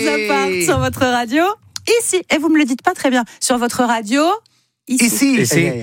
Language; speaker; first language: French; native; French